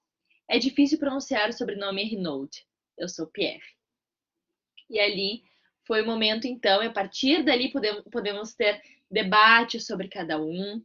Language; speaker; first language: Portuguese; native; Portuguese